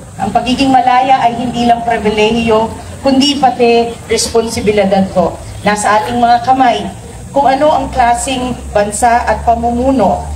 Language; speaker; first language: Filipino; native; Filipino